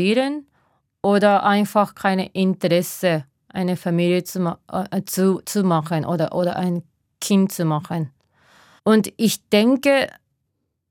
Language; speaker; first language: German; non-native, fluent; Japanese